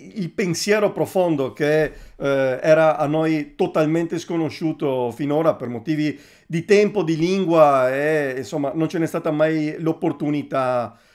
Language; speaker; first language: Italian; native; Italian